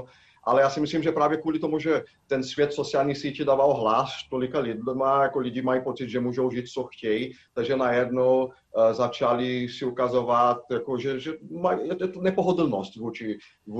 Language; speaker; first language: Czech; non-native, fluent; Portuguese